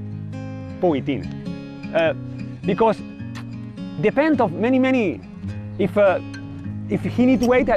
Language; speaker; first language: English; non-native, learner; Spanish